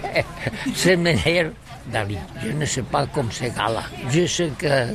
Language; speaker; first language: French; non-native, learner; Catalan